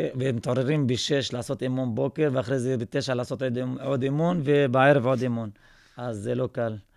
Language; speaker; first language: Hebrew; non-native, local second language; Arabic